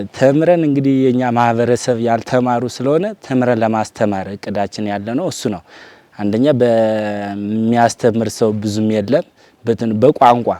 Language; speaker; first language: Amharic; non-native, local second language; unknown